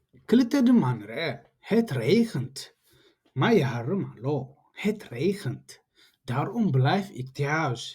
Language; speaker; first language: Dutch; non-native, fluent; Tigrinya